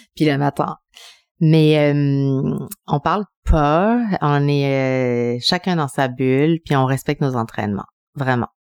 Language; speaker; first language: French; early bilingual, other home language; Spanish